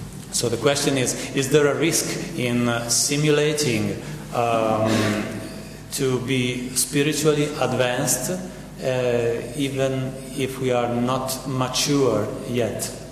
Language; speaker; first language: English; non-native, fluent; Italian